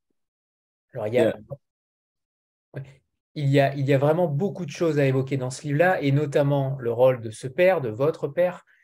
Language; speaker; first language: French; native; French